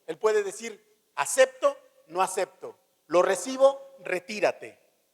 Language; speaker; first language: Spanish; native; Spanish